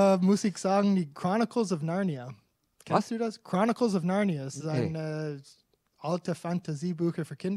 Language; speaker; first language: German; non-native, fluent; English